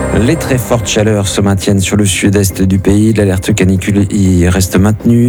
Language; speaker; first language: French; native; French